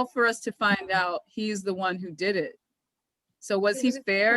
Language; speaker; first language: English; native; English